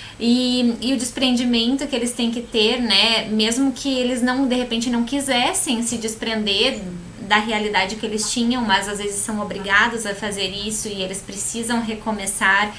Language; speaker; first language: Portuguese; native; Portuguese